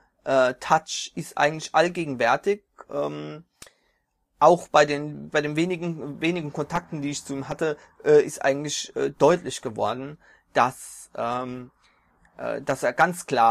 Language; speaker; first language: German; native; German